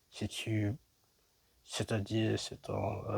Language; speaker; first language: French; non-native, learner; English